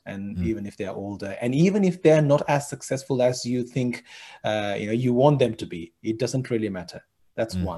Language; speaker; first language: English; non-native, local second language; Sinhala